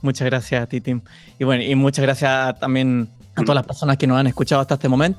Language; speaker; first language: Spanish; native; Spanish